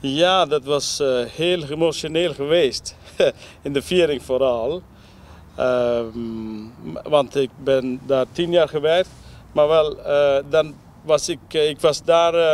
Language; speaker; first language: Dutch; non-native, learner; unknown